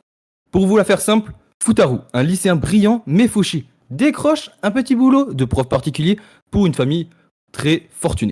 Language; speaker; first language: French; native; French